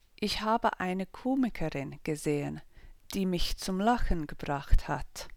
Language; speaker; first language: German; non-native, fluent; English